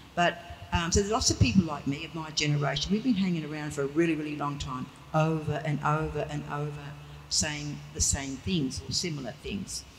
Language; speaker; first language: English; native; English